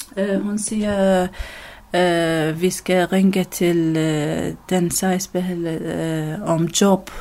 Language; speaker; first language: Danish; non-native, learner; Arabic